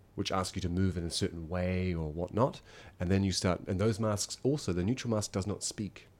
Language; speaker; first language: English; native; English